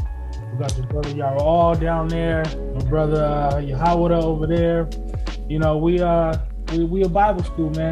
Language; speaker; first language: English; native; English